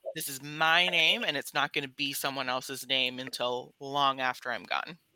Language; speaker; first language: English; native; English